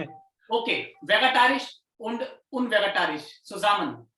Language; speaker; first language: German; non-native, fluent; Hindi